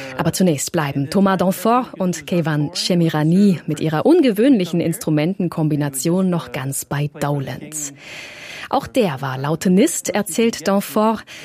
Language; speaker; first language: German; native; German